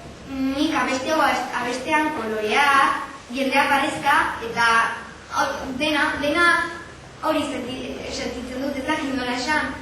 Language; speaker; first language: Basque; non-native, local second language; Spanish